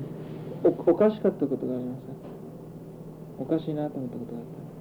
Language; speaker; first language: Japanese; early bilingual, heritage; Japanese